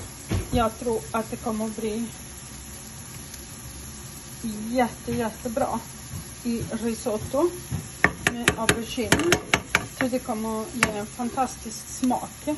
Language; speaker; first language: Swedish; non-native, fluent; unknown